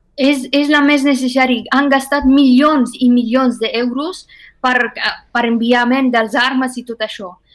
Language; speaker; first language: Catalan; non-native, fluent; Persian